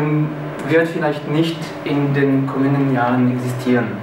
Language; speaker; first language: German; non-native, fluent; French